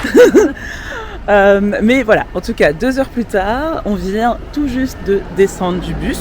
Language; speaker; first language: French; native; French